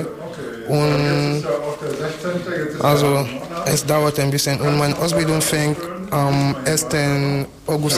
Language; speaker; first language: German; non-native, learner; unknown